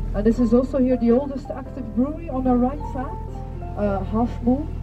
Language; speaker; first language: English; non-native, fluent; Dutch